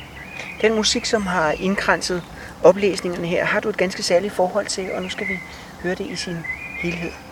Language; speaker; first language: Danish; native; Danish